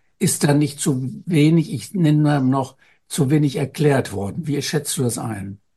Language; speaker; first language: German; native; German